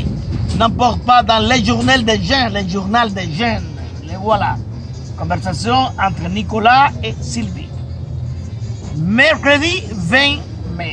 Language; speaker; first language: French; non-native, fluent; Spanish